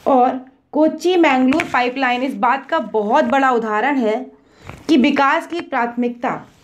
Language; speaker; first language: Hindi; native; Hindi